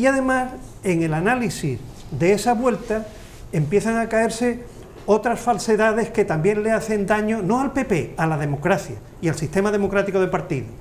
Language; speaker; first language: Spanish; native; Spanish